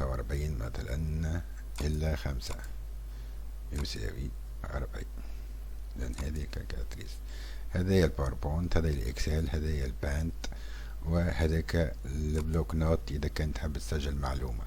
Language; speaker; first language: Arabic; native; Arabic